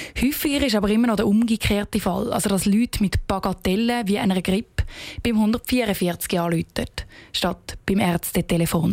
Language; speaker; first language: German; native; German